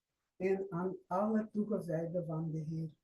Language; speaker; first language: Dutch; non-native, learner; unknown